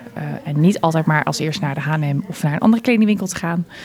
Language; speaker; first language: Dutch; native; Dutch